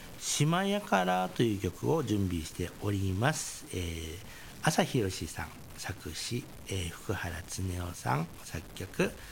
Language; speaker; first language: Japanese; native; Japanese